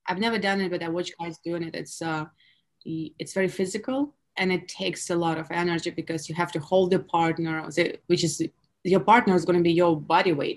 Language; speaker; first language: English; non-native, fluent; Russian